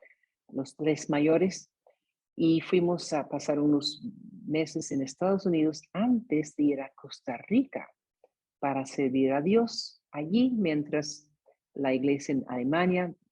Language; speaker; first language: Spanish; non-native, fluent; English